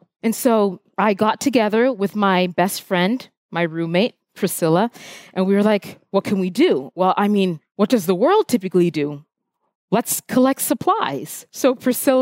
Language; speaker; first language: English; early bilingual, other home language; Haitian Creole